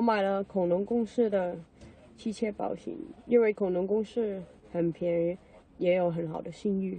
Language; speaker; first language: Chinese; non-native, learner; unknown